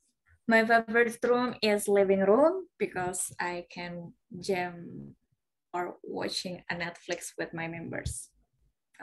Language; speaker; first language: English; non-native, learner; Indonesian